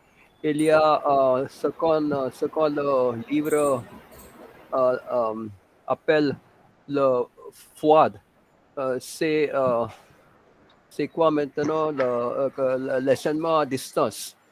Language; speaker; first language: French; non-native, fluent; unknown